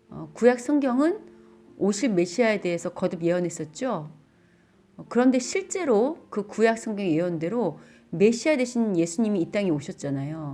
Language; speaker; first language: Korean; native; Korean